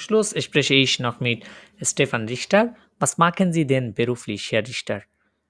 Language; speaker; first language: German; non-native, fluent; Bangla